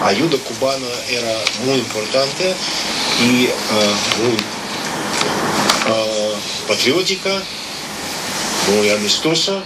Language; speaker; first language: Spanish; non-native, learner; Russian